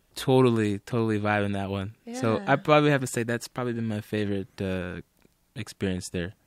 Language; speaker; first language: English; native; English